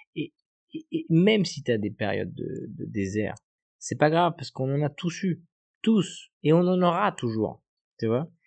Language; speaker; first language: French; native; French